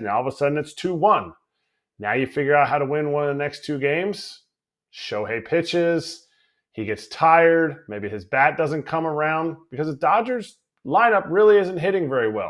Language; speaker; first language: English; native; English